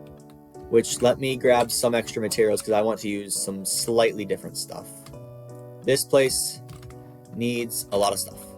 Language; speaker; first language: English; native; English